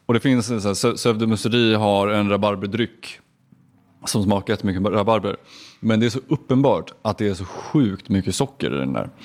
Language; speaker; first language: Swedish; native; Swedish